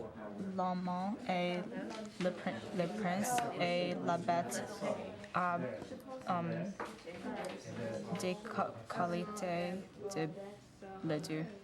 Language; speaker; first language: French; non-native, learner; English